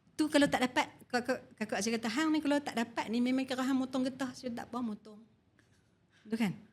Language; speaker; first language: Malay; native; Malay